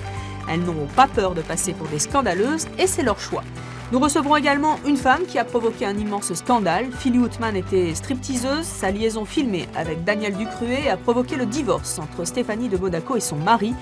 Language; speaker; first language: French; native; French